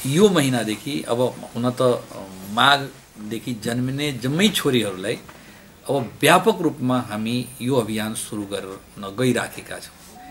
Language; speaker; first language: Nepali; non-native, local second language; Bhojpuri